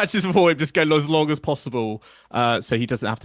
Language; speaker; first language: English; native; English